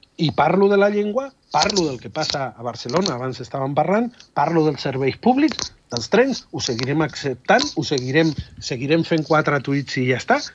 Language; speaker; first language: Catalan; non-native, fluent; Spanish